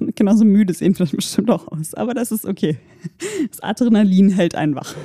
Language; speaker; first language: German; native; German